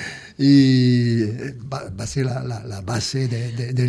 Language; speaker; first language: Catalan; early bilingual, heritage; Catalan